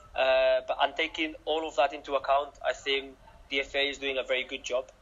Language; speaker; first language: English; non-native, fluent; Catalan